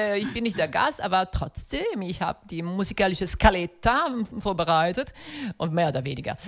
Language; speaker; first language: German; non-native, fluent; Italian